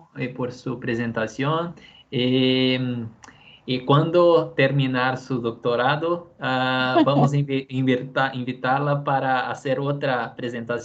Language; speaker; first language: Spanish; non-native, fluent; Portuguese